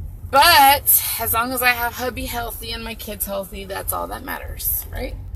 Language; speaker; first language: English; early bilingual, other home language; Spanish